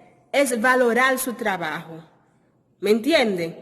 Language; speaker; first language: Spanish; non-native, fluent; Haitian Creole